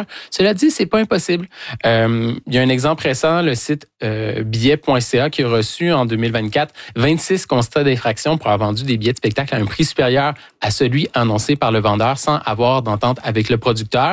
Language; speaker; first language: French; native; French